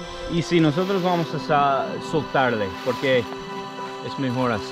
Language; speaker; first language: Spanish; non-native, fluent; English